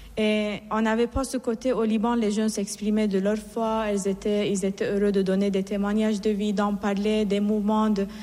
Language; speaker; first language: French; non-native, fluent; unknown